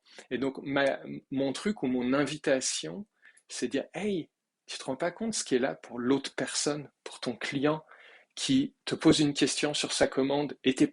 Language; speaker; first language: French; native; French